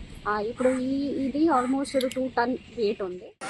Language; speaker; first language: Telugu; non-native, fluent; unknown